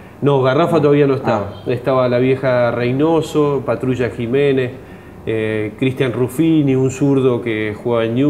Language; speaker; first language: Spanish; native; Spanish